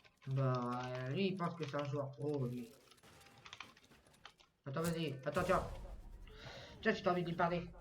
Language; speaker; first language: French; native; French